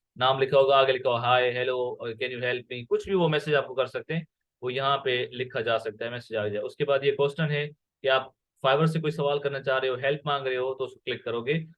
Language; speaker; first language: Urdu; non-native, local second language; Sindhi